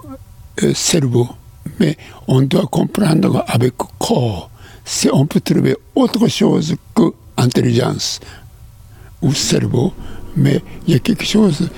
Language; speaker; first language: French; non-native, learner; Japanese